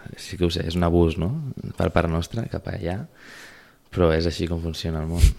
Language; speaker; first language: Catalan; native; Catalan